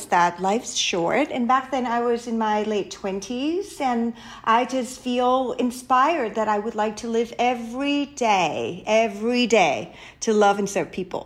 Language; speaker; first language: English; non-native, fluent; Thai